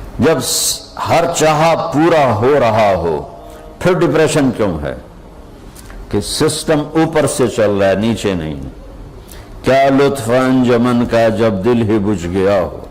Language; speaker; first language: Urdu; non-native, local second language; Punjabi